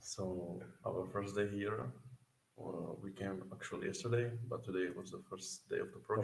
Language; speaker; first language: English; non-native, fluent; Slovak